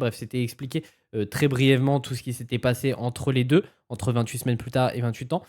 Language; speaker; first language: French; native; French